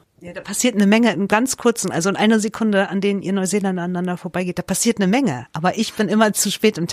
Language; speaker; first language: German; native; German